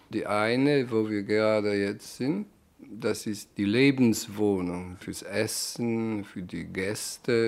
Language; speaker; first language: German; non-native, fluent; Polish